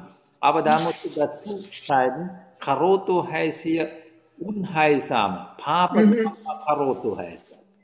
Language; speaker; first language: German; non-native, fluent; Sinhala